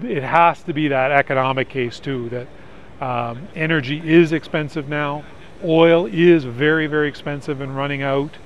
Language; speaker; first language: English; native; English